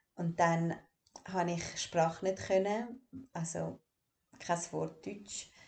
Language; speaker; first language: German; early bilingual, other home language; Albanian